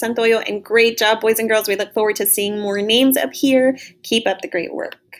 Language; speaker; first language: English; native; English